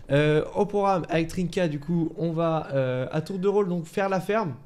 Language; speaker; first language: French; native; French